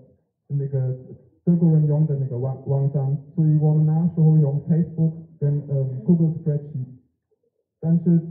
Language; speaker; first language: Chinese; non-native, learner; German